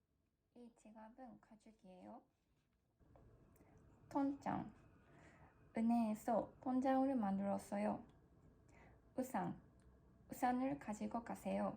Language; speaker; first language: Korean; non-native, learner; Japanese